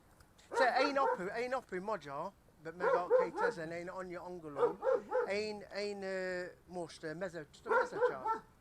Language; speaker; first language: Hungarian; early bilingual, heritage; English